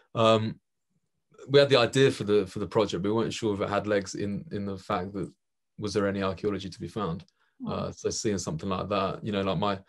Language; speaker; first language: English; native; English